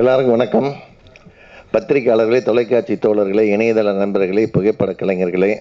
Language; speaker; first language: Tamil; native; Tamil